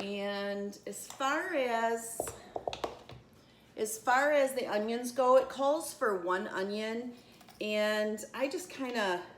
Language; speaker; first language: English; native; English